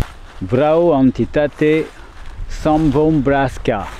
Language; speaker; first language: Romanian; non-native, learner; French